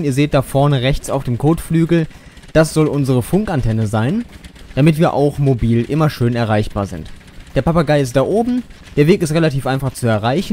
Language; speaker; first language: German; native; German